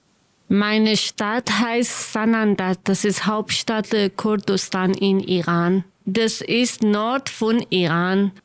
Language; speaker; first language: German; non-native, learner; Kurdish